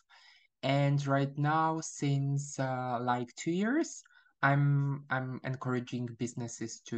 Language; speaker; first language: English; non-native, fluent; Polish